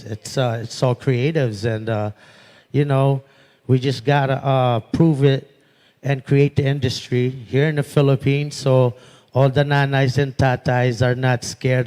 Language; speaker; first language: English; non-native, local second language; Pampanga